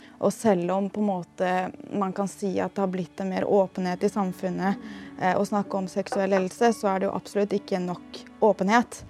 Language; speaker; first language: Norwegian; native; Norwegian